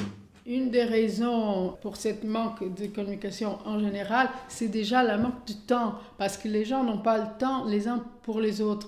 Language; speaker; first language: French; non-native, fluent; Portuguese